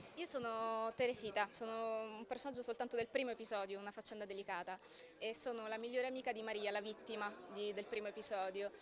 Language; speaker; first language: Italian; native; Italian